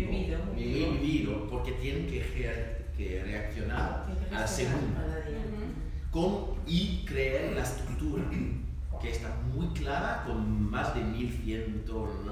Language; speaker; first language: Spanish; non-native, learner; French